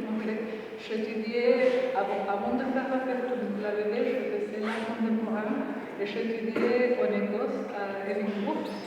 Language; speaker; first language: French; non-native, fluent; Spanish